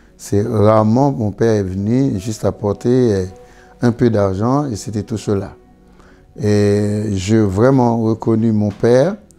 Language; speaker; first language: French; non-native, local second language; Haitian Creole